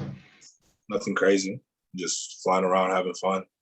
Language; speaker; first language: English; native; English